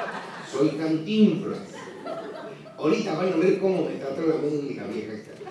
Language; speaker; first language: Spanish; native; Spanish